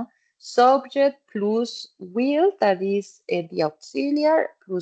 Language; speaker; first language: English; non-native, fluent; Spanish